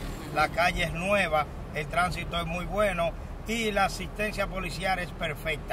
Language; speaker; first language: Spanish; native; Spanish